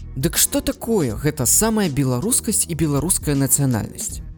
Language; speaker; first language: Belarusian; non-native, local second language; Russian